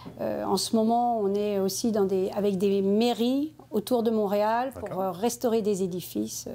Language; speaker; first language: French; native; French